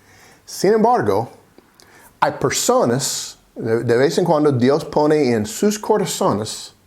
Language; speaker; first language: Spanish; non-native, fluent; English